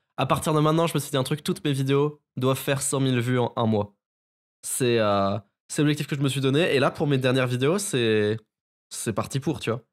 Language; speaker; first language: French; native; French